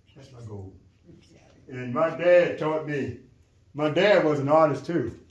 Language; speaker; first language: English; native; English